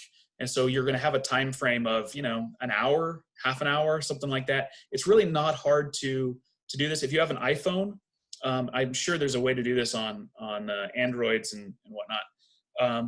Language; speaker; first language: English; native; English